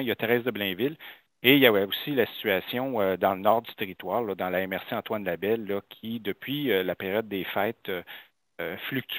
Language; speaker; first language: French; native; French